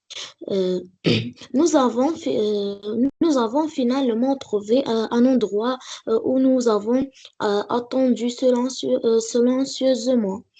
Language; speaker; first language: French; non-native, learner; Arabic